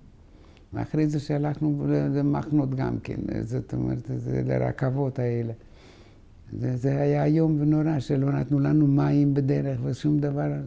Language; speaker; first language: Hebrew; non-native, fluent; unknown